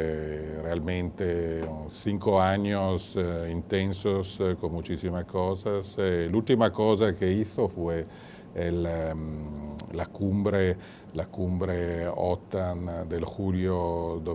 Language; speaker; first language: Spanish; non-native, fluent; Italian